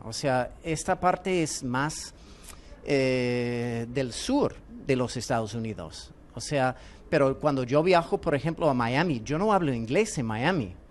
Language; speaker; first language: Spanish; non-native, fluent; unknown